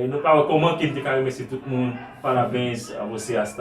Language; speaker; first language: Portuguese; non-native, fluent; Haitian Creole